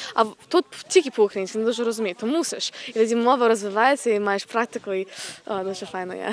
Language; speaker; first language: Ukrainian; early bilingual, heritage; English